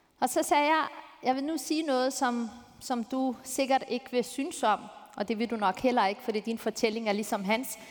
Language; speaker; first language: Danish; early bilingual, other home language; Turkish